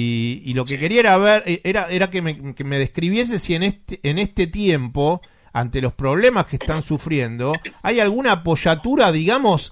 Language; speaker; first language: Spanish; native; Spanish